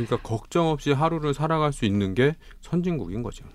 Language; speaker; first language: Korean; native; Korean